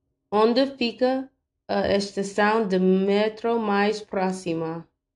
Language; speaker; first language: Portuguese; non-native, learner; English